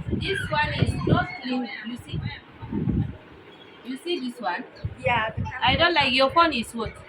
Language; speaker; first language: English; non-native, local second language; Hausa